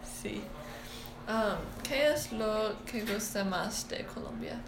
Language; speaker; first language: Spanish; non-native, learner; English